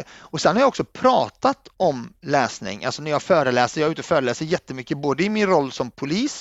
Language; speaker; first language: Swedish; early bilingual, other home language; Arabic